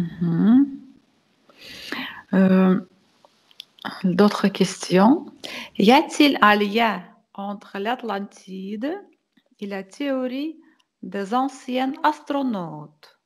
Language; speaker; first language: French; non-native, fluent; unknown